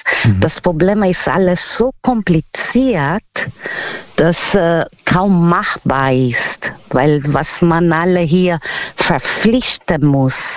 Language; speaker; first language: German; non-native, learner; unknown